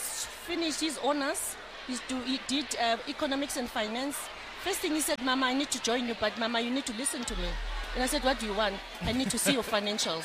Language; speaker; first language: English; non-native, local second language; Xhosa